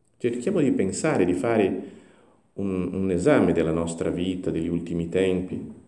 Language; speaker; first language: Italian; non-native, fluent; Portuguese